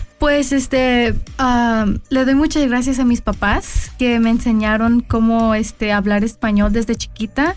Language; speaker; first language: Spanish; early bilingual, heritage; Spanish